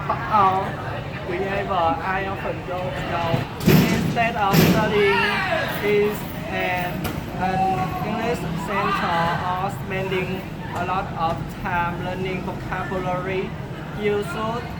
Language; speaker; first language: English; non-native, learner; Vietnamese